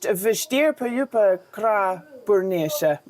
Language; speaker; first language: Albanian; non-native, learner; English